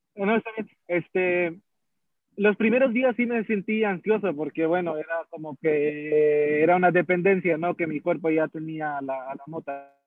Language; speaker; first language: Spanish; early bilingual, heritage; Spanish